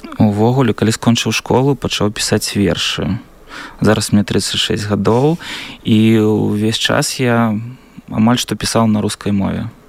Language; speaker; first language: Belarusian; non-native, local second language; Russian